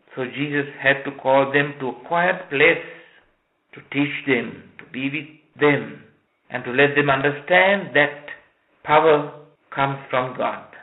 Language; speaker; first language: English; non-native, local second language; Sinhala